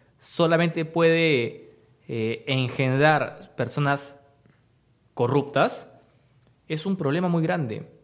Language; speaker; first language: Spanish; native; Spanish